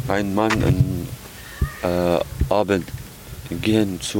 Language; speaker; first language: German; non-native, learner; Arabic